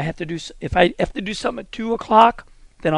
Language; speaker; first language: English; native; English